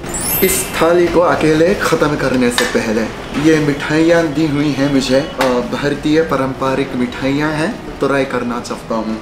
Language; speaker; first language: Hindi; non-native, fluent; Japanese